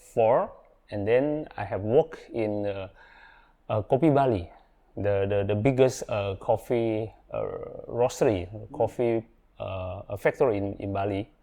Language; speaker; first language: English; non-native, learner; Indonesian